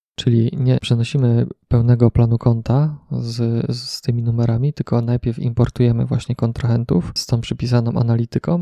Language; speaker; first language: Polish; native; Polish